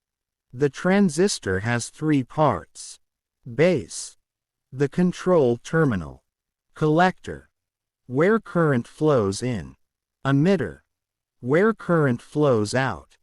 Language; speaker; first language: English; non-native, learner; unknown